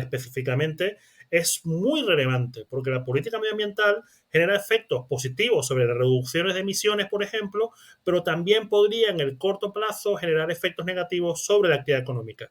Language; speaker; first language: Spanish; native; Spanish